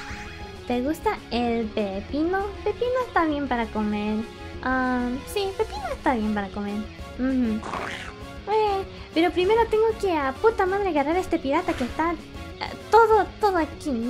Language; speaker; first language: Spanish; early bilingual, heritage; English